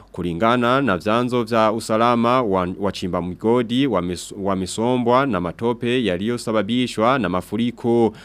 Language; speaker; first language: Swahili; non-native, local second language; Rundi